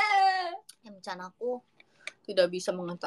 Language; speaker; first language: Indonesian; native; Indonesian